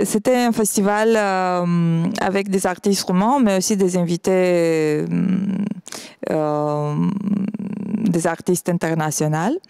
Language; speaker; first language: French; non-native, fluent; Romanian